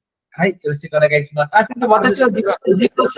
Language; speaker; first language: Japanese; non-native, fluent; Bangla